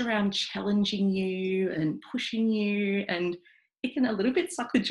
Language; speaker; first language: English; native; English